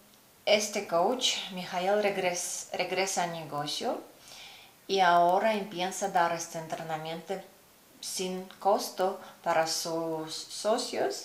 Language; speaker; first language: Spanish; non-native, learner; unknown